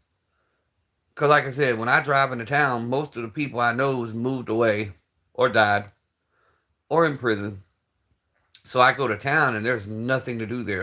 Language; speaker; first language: English; native; English